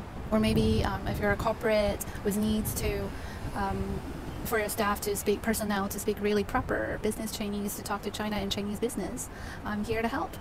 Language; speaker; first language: English; non-native, fluent; Chinese